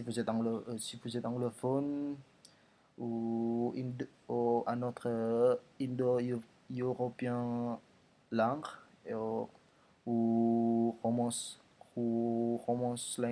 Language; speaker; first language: French; non-native, learner; Indonesian